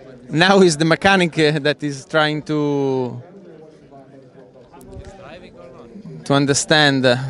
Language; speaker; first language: English; non-native, fluent; Italian